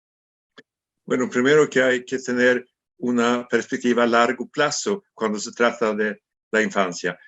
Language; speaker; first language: Spanish; non-native, fluent; Swedish